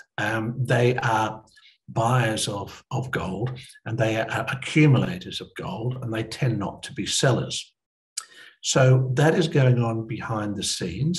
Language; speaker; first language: English; native; English